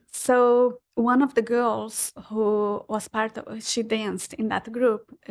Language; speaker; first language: English; non-native, fluent; Portuguese